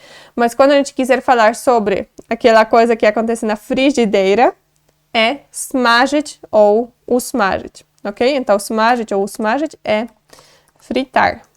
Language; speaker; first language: Portuguese; non-native, fluent; Polish